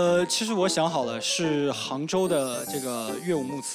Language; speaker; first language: Chinese; native; Chinese